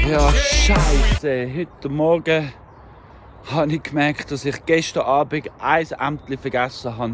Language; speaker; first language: German; native; German